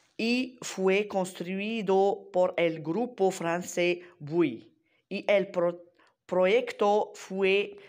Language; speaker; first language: Spanish; non-native, learner; Arabic